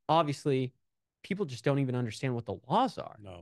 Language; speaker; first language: English; native; English